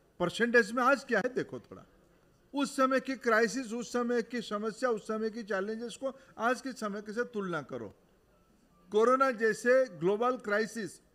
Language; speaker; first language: Hindi; non-native, local second language; Odia